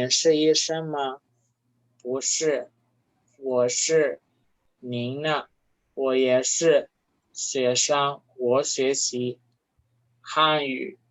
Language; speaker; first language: Chinese; non-native, fluent; Spanish